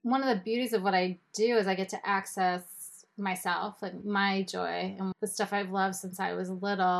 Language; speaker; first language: English; native; English